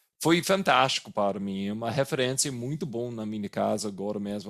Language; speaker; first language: Portuguese; non-native, fluent; English